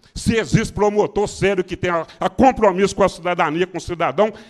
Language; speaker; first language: Portuguese; native; Portuguese